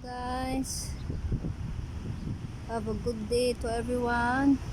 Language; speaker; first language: English; non-native, local second language; Filipino